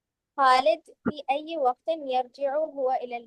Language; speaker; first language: Arabic; non-native, learner; Urdu